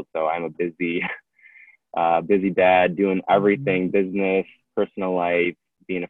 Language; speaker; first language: English; native; English